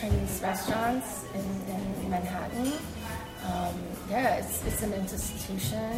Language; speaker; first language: English; early bilingual, other home language; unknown